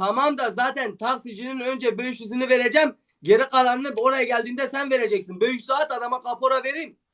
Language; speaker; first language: Turkish; native; Turkish